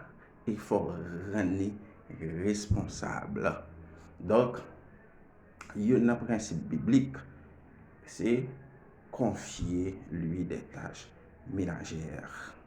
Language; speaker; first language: French; non-native, learner; Haitian Creole